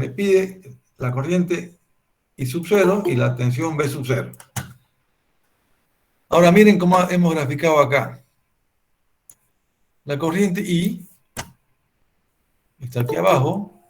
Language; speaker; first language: Spanish; native; Spanish